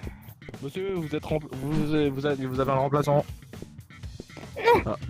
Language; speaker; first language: French; native; French